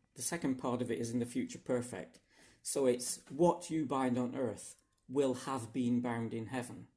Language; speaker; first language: English; native; English